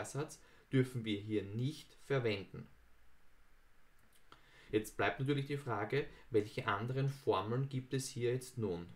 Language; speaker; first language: German; native; German